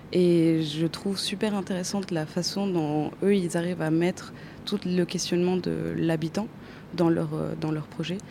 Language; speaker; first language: French; non-native, fluent; Spanish